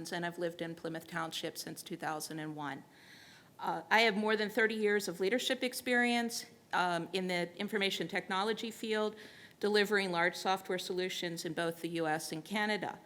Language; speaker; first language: English; native; English